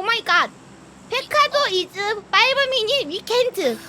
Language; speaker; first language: English; non-native, learner; Korean